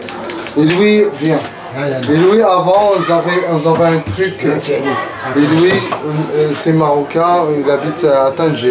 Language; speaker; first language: French; non-native, learner; Arabic